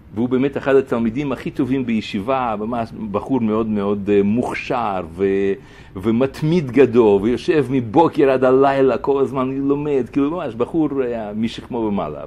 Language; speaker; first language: Hebrew; native; Hebrew